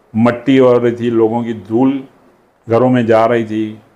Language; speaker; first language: Hindi; non-native, local second language; Sindhi